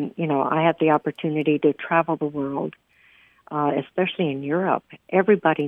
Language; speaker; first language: English; early bilingual, other home language; Spanish